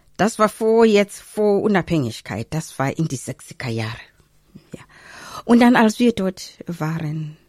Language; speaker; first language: German; non-native, fluent; Zulu